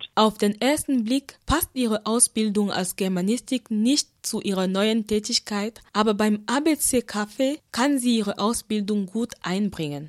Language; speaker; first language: German; native; German